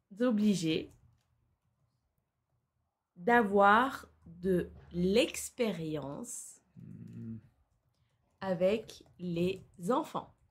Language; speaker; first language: French; non-native, fluent; Turkish